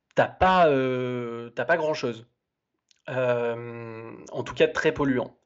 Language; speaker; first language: French; native; French